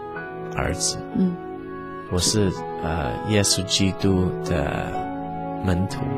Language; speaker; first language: Chinese; early bilingual, heritage; English